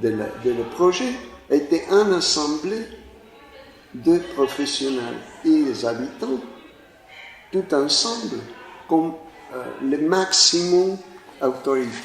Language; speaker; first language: French; non-native, fluent; Spanish